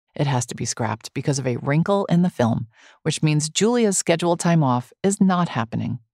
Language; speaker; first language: English; native; English